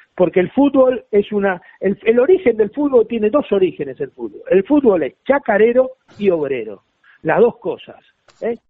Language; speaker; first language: Spanish; native; Spanish